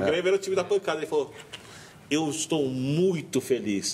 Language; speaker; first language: Portuguese; native; Portuguese